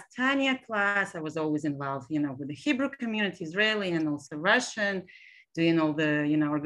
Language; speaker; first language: English; non-native, fluent; Hebrew